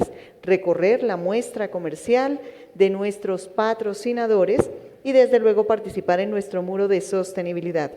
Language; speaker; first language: Spanish; native; Spanish